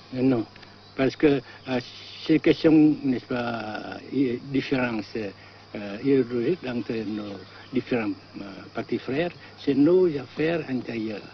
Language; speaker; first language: French; non-native, fluent; Vietnamese